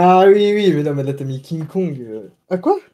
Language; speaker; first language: French; native; French